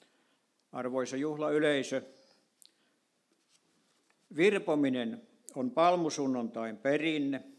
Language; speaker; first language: Finnish; native; Finnish